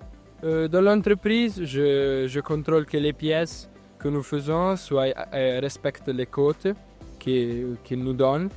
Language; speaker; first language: French; non-native, fluent; Italian